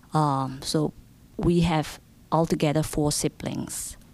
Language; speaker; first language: English; non-native, fluent; Indonesian